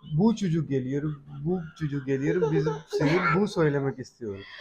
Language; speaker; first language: Turkish; non-native, learner; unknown